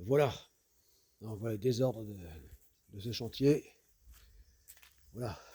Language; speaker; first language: French; native; French